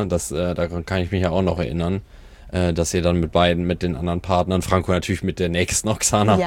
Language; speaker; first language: German; native; German